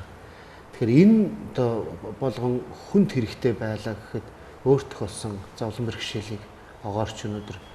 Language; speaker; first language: Mongolian; native; Mongolian